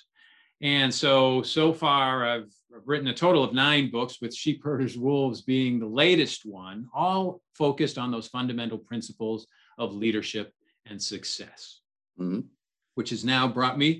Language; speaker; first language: English; native; English